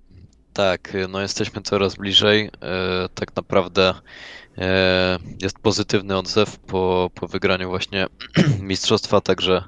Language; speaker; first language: Polish; native; Polish